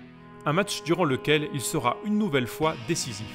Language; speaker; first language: French; native; French